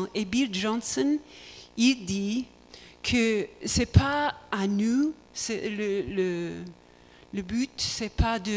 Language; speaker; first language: French; non-native, learner; English